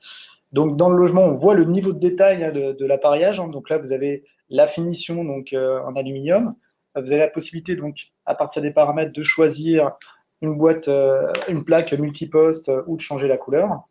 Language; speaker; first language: French; native; French